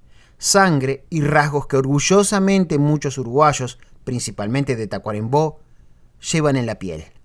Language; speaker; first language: Spanish; native; Spanish